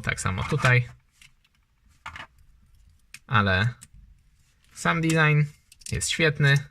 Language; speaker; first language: Polish; native; Polish